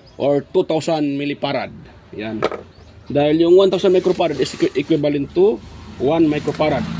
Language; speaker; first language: Filipino; non-native, local second language; Cebuano